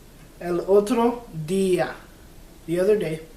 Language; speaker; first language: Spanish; non-native, learner; English